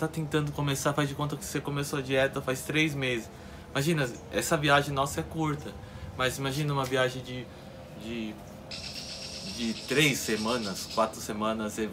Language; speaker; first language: Portuguese; native; Portuguese